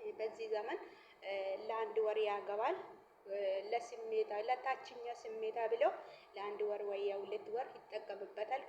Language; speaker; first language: Amharic; non-native, local second language; Oromo